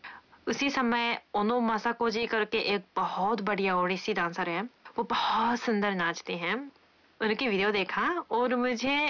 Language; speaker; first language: Hindi; non-native, fluent; Japanese